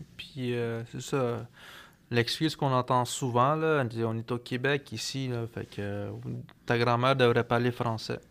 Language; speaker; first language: French; non-native, local second language; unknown